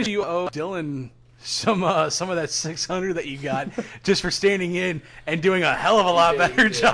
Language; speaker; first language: English; native; English